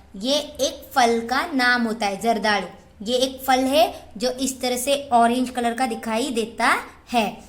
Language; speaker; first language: Hindi; non-native, local second language; Marathi